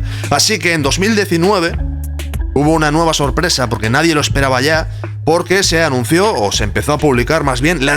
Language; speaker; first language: Spanish; native; Spanish